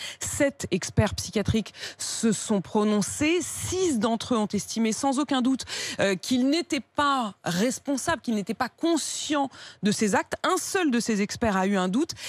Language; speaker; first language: French; native; French